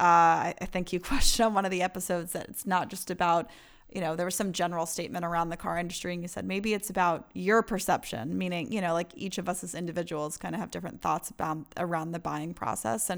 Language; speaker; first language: English; native; English